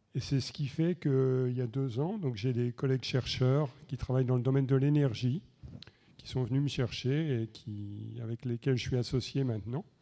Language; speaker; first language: French; native; French